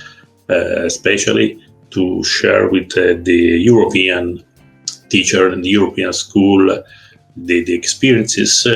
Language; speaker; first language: English; non-native, learner; Italian